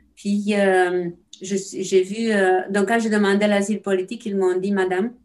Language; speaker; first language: French; non-native, fluent; Romanian